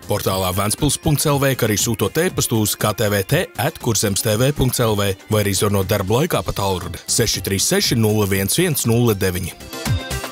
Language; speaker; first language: Latvian; native; Latvian